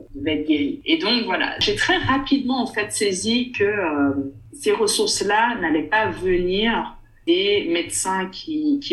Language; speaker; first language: French; native; French